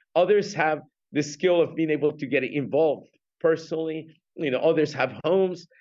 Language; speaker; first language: English; non-native, fluent; Spanish